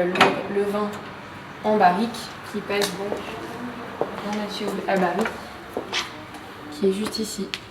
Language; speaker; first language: French; native; French